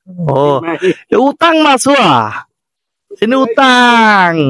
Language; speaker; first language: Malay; non-native, learner; Bangla